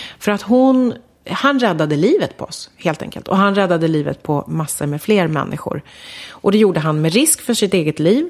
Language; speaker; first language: Swedish; early bilingual, other home language; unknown